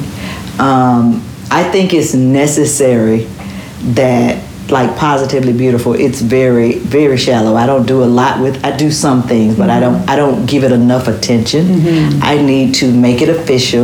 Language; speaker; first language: English; native; English